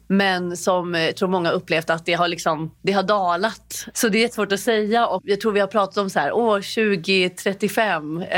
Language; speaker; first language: Swedish; native; Swedish